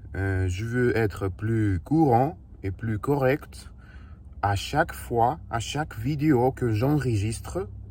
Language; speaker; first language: French; non-native, learner; Russian